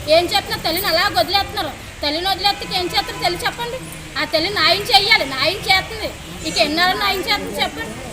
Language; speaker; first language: Telugu; native; Telugu